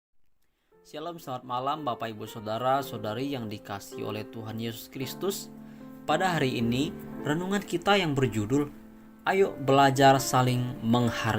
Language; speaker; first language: Indonesian; native; Indonesian